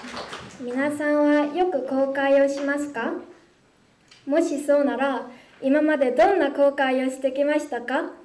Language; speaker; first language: Japanese; non-native, fluent; Korean